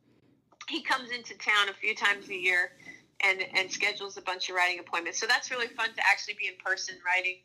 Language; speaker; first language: English; native; English